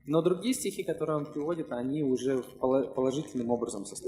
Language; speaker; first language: Russian; native; Russian